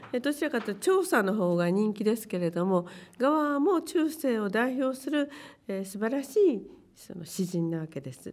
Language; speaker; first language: Japanese; native; Japanese